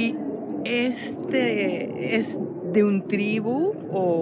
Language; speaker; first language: Spanish; non-native, fluent; English